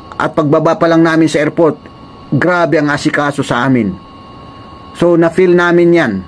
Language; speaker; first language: Filipino; non-native, local second language; Waray